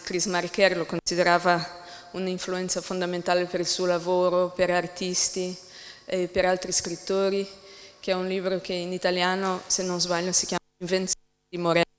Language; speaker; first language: Italian; non-native, learner; English